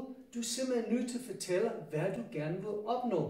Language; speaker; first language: Danish; non-native, fluent; English